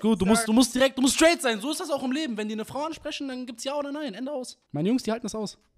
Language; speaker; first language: German; native; German